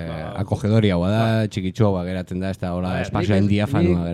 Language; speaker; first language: Basque; native; Basque